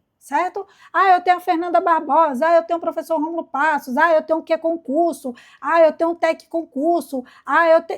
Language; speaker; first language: Portuguese; native; Portuguese